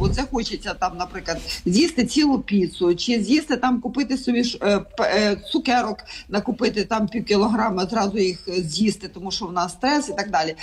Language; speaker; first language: Ukrainian; native; Ukrainian